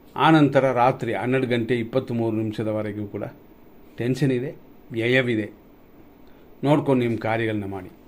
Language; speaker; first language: Kannada; native; Kannada